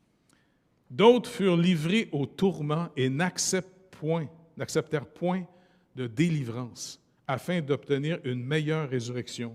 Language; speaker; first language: French; native; French